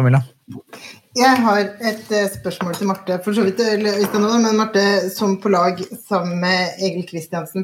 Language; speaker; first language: Norwegian; native; Norwegian